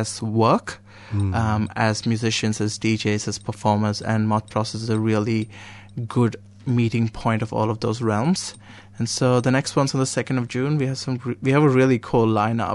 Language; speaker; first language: English; non-native, local second language; Konkani